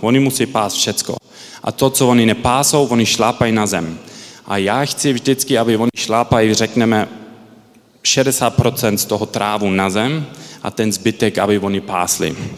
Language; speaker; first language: Czech; early bilingual, heritage; Czech